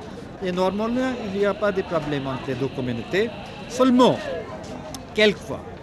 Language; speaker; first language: French; non-native, fluent; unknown